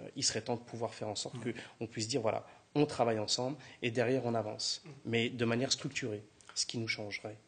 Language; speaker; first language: French; native; French